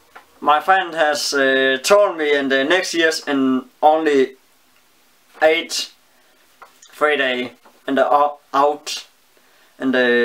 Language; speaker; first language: English; non-native, learner; Danish